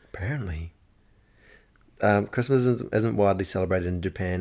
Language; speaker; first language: English; native; English